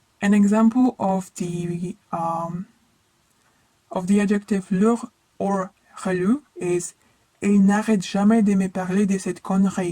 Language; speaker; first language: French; non-native, fluent; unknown